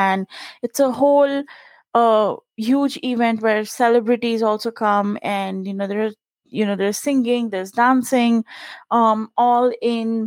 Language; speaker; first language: English; non-native, local second language; Punjabi